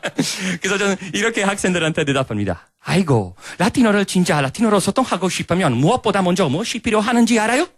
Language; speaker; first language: Korean; non-native, fluent; Italian